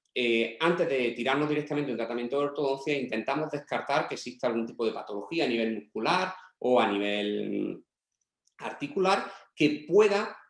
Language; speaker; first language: Spanish; native; Spanish